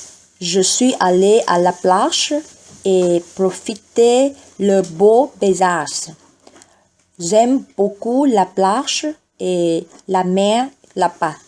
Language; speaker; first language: French; non-native, learner; Vietnamese